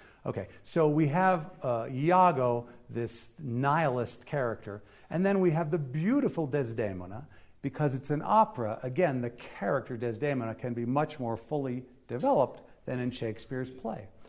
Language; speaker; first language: English; native; English